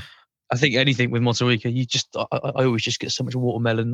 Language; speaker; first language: English; native; English